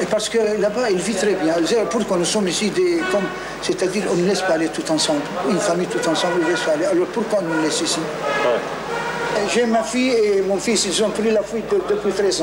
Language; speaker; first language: French; non-native, learner; Arabic